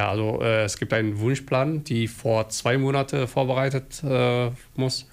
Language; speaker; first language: German; non-native, learner; Somali